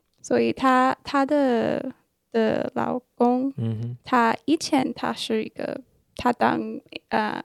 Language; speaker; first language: Chinese; non-native, learner; English